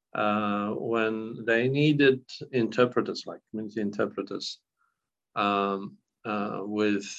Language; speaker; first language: English; non-native, fluent; Kurdish